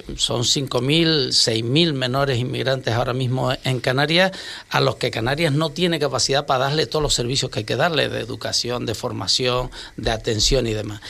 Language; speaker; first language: Spanish; native; Spanish